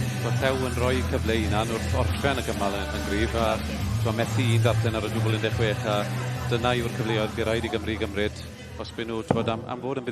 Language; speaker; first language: Welsh; native; Welsh